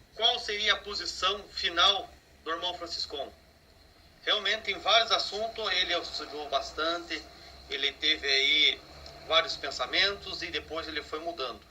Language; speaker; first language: Portuguese; native; Portuguese